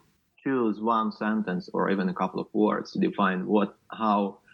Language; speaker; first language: English; non-native, fluent; Ukrainian